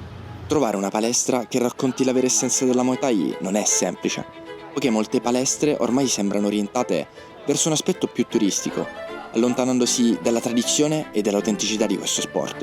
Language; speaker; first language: Italian; native; Italian